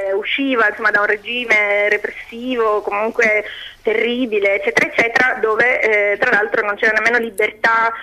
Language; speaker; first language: Italian; non-native, fluent; Albanian